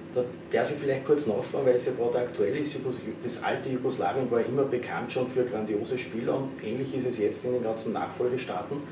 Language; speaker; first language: German; native; German